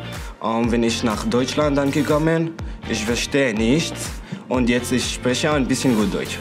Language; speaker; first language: German; non-native, learner; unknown